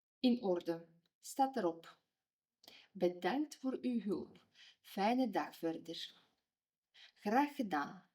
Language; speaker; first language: Dutch; non-native, fluent; Ukrainian